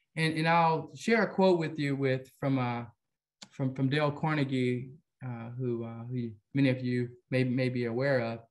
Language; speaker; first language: English; native; English